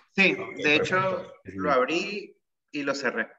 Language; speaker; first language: Spanish; native; Spanish